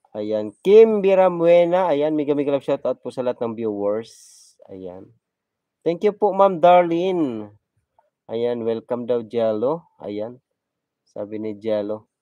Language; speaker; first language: Filipino; non-native, local second language; Cebuano